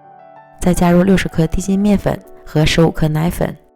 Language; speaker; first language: Chinese; native; Chinese